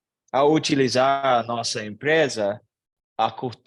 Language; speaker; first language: Portuguese; non-native, learner; English